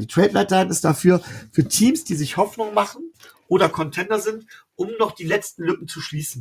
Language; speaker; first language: German; native; German